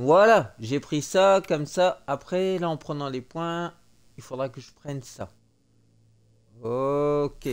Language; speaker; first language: French; native; French